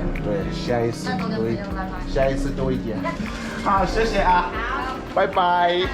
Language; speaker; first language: Chinese; native; Chinese